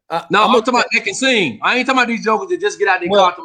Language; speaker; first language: English; native; English